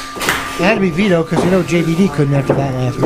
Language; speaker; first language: English; native; English